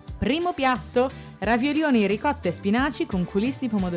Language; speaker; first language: Italian; native; Italian